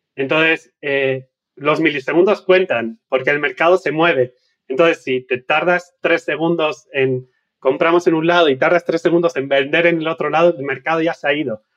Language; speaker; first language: Spanish; native; Spanish